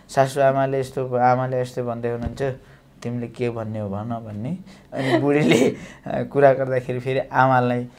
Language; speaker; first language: Nepali; non-native, local second language; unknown